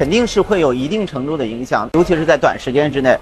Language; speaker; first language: Chinese; native; Chinese